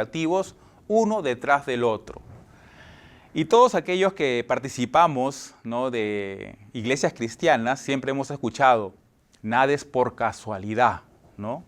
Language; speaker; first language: Spanish; native; Spanish